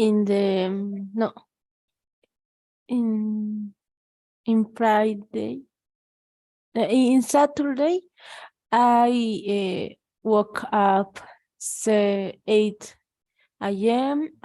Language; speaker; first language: English; non-native, learner; Spanish